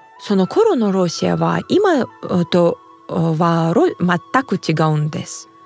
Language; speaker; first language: Japanese; non-native, fluent; Russian